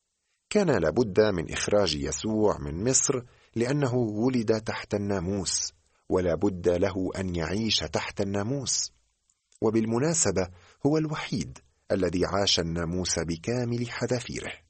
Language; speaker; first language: Arabic; native; Arabic